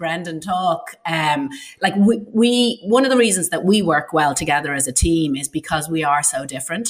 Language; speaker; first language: English; native; English